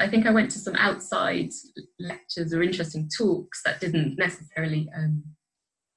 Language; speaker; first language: English; native; English